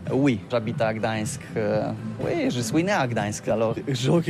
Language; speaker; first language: French; non-native, learner; Polish